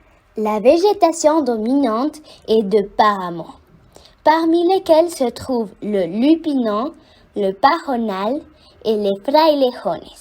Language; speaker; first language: French; non-native, fluent; Spanish